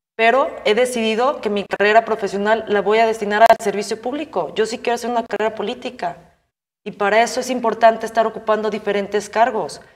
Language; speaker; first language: Spanish; native; Spanish